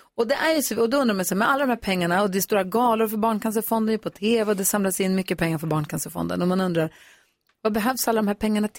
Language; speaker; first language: Swedish; native; Swedish